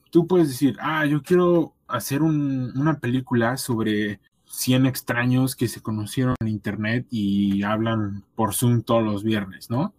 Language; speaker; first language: Spanish; native; Spanish